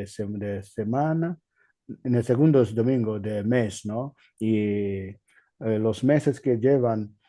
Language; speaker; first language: Spanish; non-native, learner; Igbo